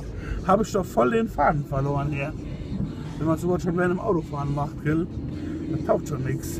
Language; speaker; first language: German; native; German